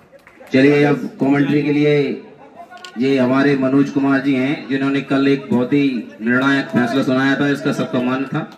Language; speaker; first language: Hindi; native; Hindi